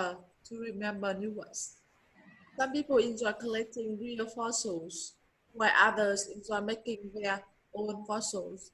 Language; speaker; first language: English; non-native, learner; Vietnamese